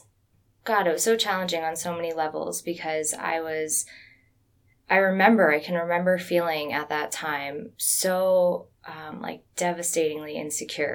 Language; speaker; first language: English; native; English